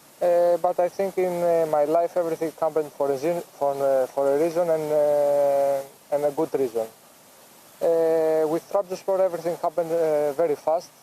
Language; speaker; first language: English; non-native, fluent; Greek